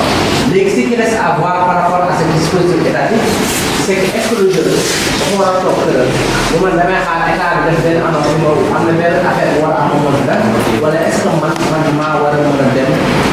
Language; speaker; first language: French; non-native, local second language; Wolof